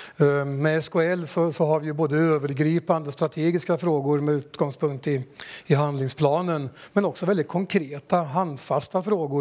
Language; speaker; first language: Swedish; native; Swedish